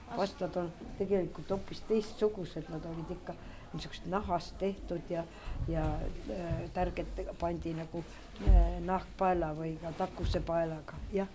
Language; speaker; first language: Estonian; native; Estonian